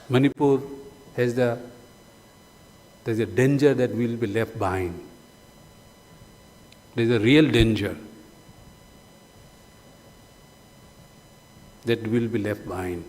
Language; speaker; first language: English; non-native, local second language; Manipuri